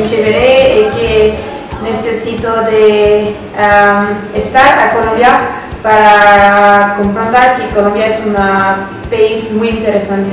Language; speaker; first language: Spanish; non-native, learner; French